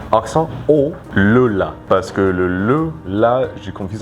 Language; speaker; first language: French; non-native, learner; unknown